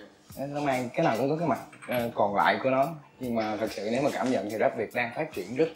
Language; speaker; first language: Vietnamese; native; Vietnamese